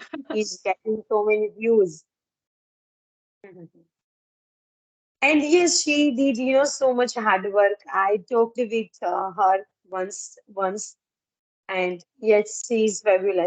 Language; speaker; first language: English; non-native, learner; Gujarati